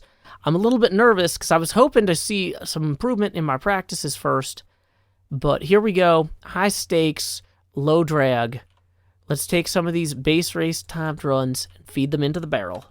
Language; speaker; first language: English; native; English